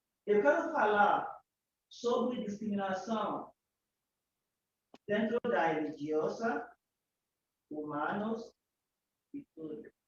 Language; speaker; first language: Portuguese; non-native, learner; Yoruba